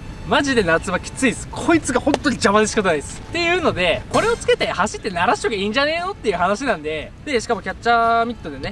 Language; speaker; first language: Japanese; native; Japanese